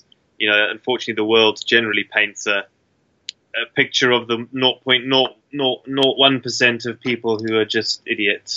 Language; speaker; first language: English; native; English